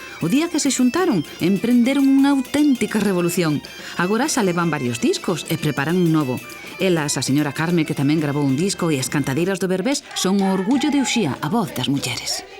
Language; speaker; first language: Galician; native; Galician